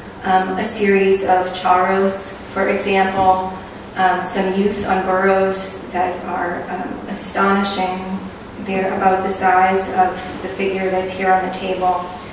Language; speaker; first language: English; native; English